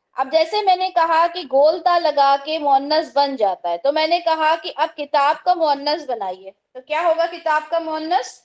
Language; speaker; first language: Urdu; native; Urdu